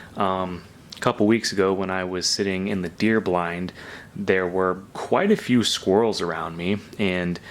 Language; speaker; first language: English; native; English